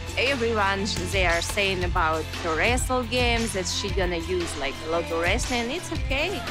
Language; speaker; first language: English; non-native, fluent; Russian